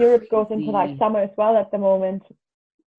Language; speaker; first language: English; non-native, fluent; German